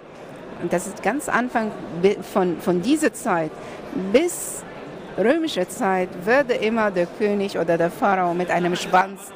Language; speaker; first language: German; non-native, fluent; Arabic